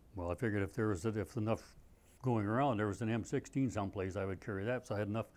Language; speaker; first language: English; native; English